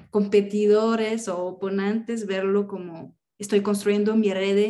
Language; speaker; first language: Spanish; non-native, fluent; French